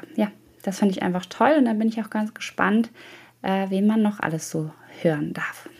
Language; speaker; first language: German; native; German